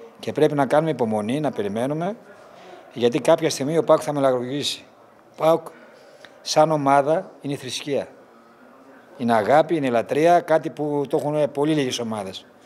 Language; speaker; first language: Greek; native; Greek